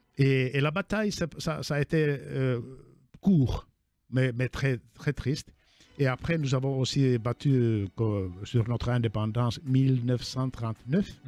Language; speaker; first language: French; non-native, fluent; Finnish